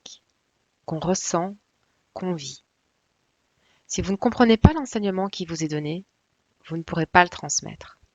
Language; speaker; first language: French; native; French